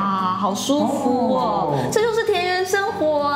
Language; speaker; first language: Chinese; native; Chinese